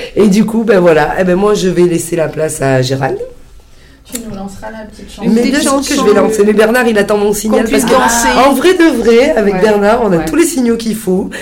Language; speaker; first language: French; early bilingual, heritage; Italian